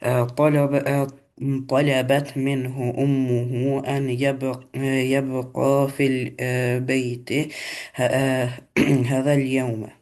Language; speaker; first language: Arabic; non-native, learner; Albanian